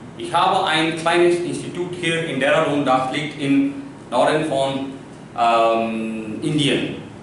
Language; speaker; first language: German; non-native, learner; Hindi